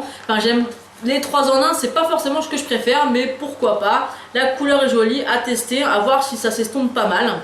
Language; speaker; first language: French; native; French